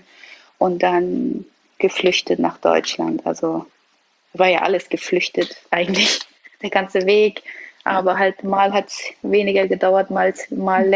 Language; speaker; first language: German; early bilingual, other home language; Persian